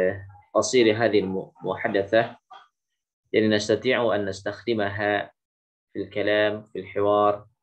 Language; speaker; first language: Arabic; non-native, fluent; Indonesian